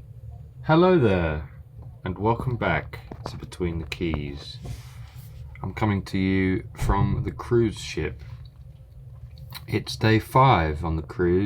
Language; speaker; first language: English; native; English